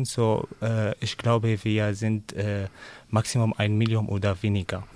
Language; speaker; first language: German; non-native, learner; Arabic